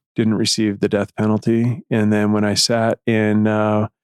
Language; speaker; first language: English; native; English